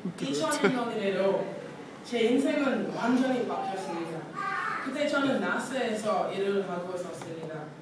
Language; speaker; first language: Korean; non-native, fluent; English